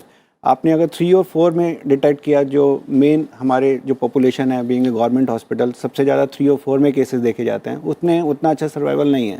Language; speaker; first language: Hindi; native; Hindi